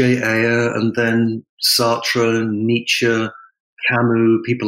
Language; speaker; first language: English; native; English